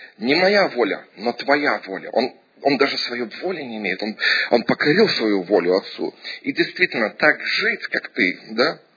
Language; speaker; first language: Russian; early bilingual, heritage; Russian